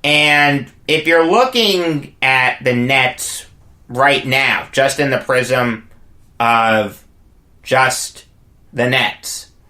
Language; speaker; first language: English; native; English